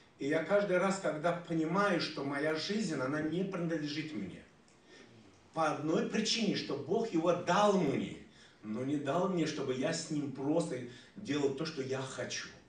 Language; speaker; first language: Russian; non-native, local second language; Ukrainian